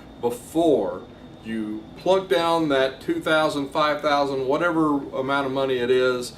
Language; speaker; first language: English; native; English